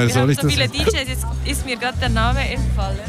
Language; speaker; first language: German; native; German